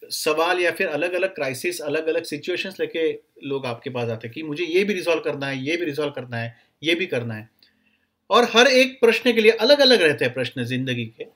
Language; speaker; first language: Hindi; non-native, local second language; Marathi